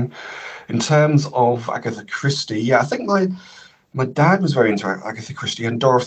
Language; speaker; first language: English; native; English